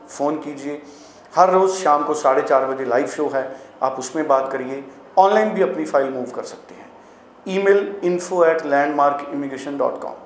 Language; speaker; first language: Hindi; non-native, local second language; Punjabi